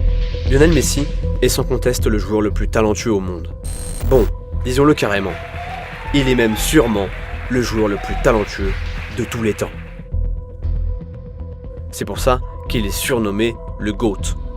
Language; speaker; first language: French; native; French